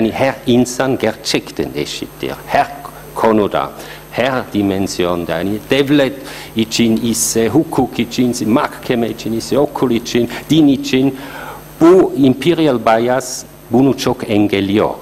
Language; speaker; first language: Turkish; non-native, fluent; German